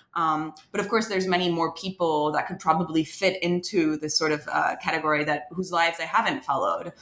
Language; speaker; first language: English; non-native, fluent; French